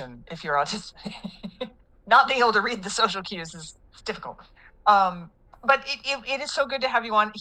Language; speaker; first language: English; native; English